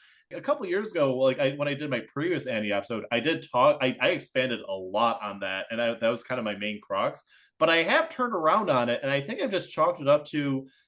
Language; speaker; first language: English; native; English